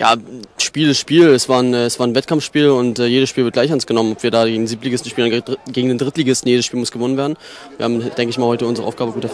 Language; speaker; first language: German; native; German